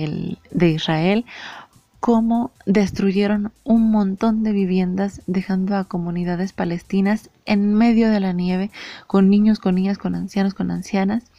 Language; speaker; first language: Spanish; native; Spanish